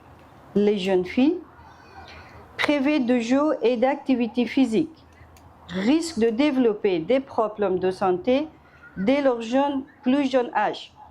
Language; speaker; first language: French; non-native, fluent; Persian